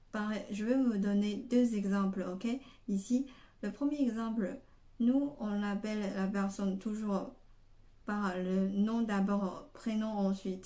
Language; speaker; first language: French; non-native, fluent; Chinese